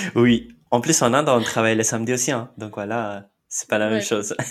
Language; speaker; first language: French; non-native, fluent; Marathi